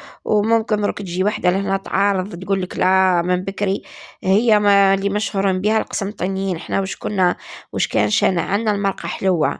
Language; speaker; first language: Arabic; native; Arabic